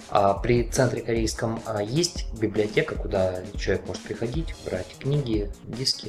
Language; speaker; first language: Russian; native; Russian